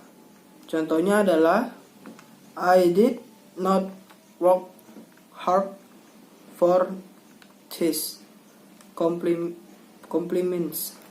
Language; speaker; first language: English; non-native, learner; Indonesian